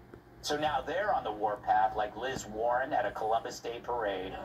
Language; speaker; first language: English; native; English